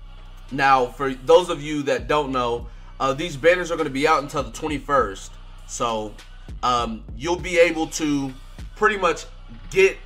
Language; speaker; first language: English; native; English